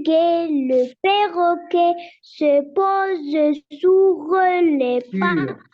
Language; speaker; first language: French; non-native, learner; Arabic